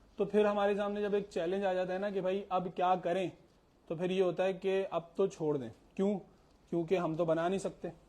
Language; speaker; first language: Urdu; native; Urdu